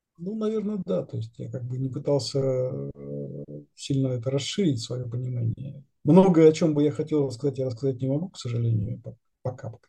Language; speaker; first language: Russian; native; Russian